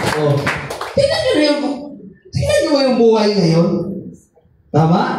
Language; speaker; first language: Filipino; non-native, local second language; Masbatenyo